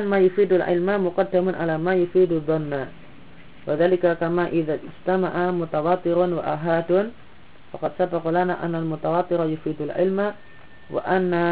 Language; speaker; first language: Arabic; non-native, fluent; Indonesian